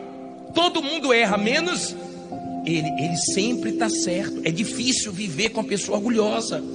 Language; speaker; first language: Portuguese; native; Portuguese